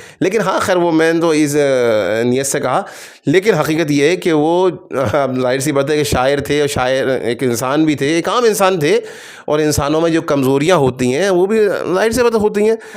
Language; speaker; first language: Urdu; native; Urdu